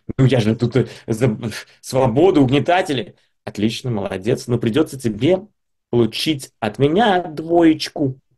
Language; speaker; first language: Russian; early bilingual, heritage; Russian